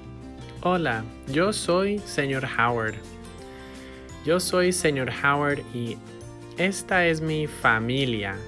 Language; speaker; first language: Spanish; non-native, fluent; English